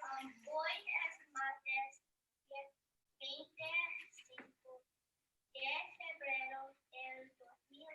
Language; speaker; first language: Spanish; non-native, learner; English